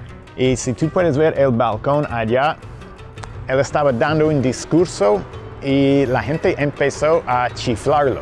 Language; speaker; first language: Spanish; non-native, fluent; English